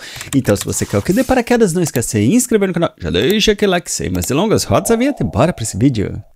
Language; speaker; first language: Portuguese; native; Portuguese